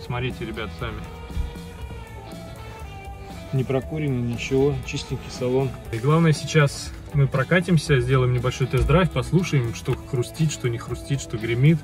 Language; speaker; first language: Russian; native; Russian